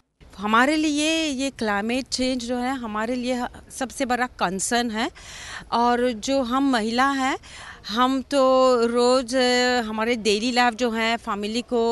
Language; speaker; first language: Hindi; non-native, fluent; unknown